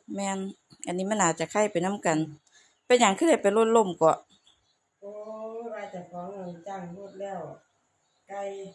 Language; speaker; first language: Thai; native; Thai